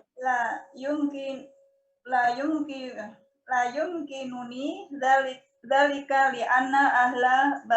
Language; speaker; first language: Arabic; non-native, learner; Indonesian